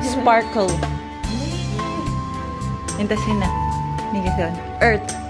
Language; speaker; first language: Finnish; non-native, learner; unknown